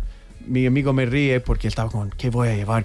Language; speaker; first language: Spanish; non-native, learner; English